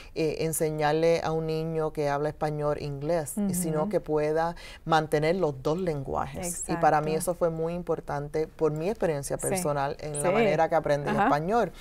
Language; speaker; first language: Spanish; early bilingual, heritage; Spanish